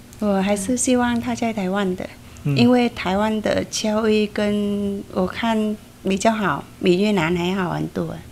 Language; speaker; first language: Chinese; non-native, fluent; Vietnamese